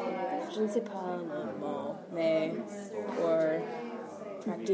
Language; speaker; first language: French; non-native, learner; English